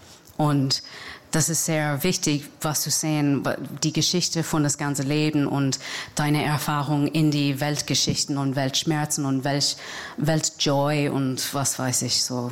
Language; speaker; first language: German; non-native, fluent; English